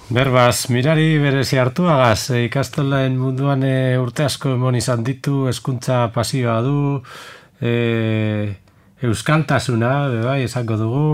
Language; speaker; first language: Basque; native; Basque